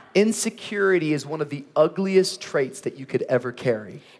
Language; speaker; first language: English; native; English